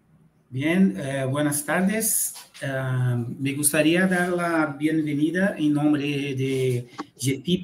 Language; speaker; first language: Spanish; non-native, fluent; Portuguese